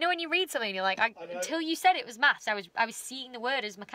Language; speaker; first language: English; native; English